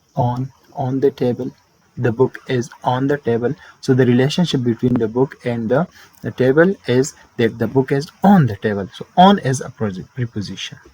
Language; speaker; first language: English; non-native, local second language; Urdu